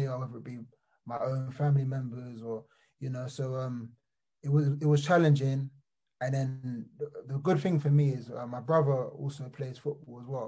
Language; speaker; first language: English; native; English